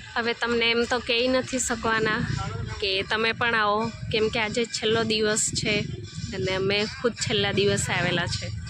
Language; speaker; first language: Gujarati; non-native, local second language; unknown